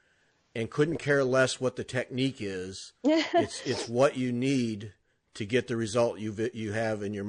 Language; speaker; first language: English; native; English